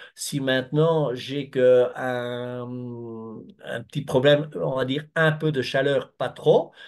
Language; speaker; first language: French; native; French